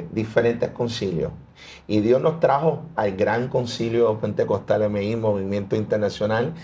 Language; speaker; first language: Spanish; early bilingual, heritage; Spanish